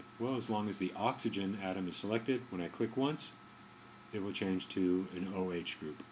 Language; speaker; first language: English; native; English